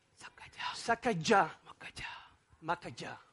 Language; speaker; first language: Spanish; non-native, fluent; Wolof